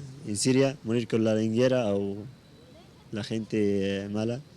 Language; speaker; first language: Spanish; non-native, learner; Arabic